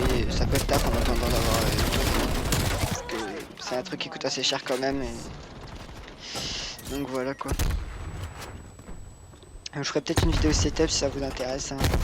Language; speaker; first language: French; native; French